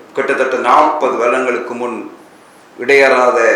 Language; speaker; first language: Tamil; native; Tamil